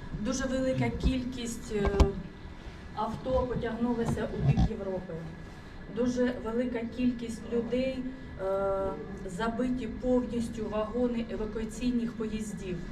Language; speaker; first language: Ukrainian; non-native, local second language; Russian